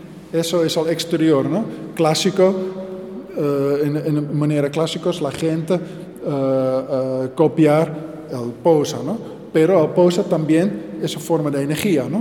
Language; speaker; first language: Spanish; non-native, learner; Dutch